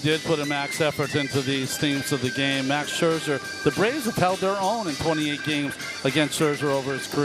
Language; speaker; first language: English; native; English